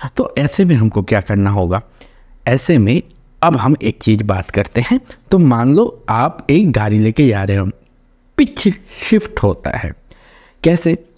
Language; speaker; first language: Hindi; native; Hindi